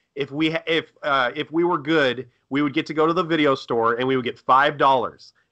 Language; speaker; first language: English; native; English